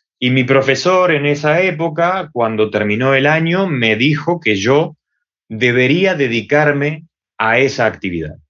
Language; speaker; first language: Spanish; native; Spanish